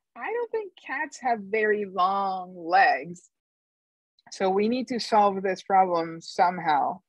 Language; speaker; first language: English; non-native, fluent; Spanish